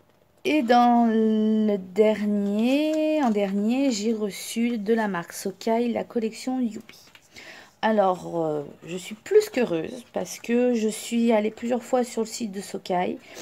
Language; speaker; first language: French; native; French